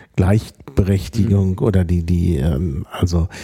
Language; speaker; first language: German; native; German